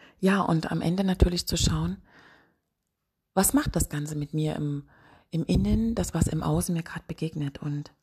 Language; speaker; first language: German; native; German